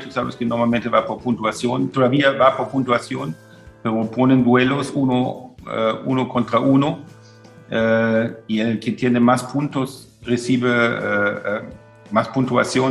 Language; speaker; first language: Spanish; non-native, fluent; German